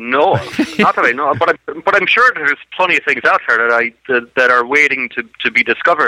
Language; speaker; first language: English; native; English